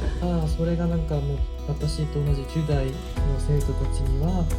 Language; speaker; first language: Japanese; non-native, fluent; Korean